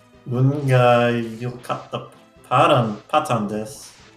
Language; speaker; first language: Japanese; non-native, learner; English